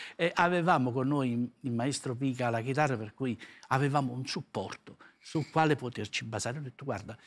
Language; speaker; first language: Italian; native; Italian